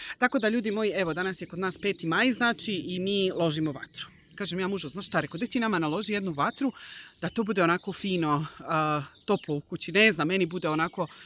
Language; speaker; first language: Bosnian; early bilingual, heritage; Croatian